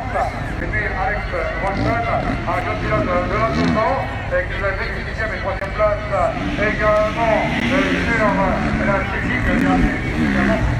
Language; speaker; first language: French; native; French